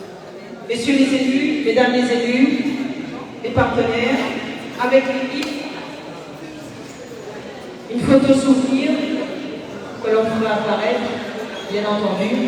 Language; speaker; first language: French; native; French